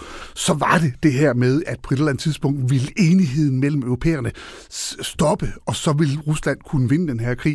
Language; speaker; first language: Danish; native; Danish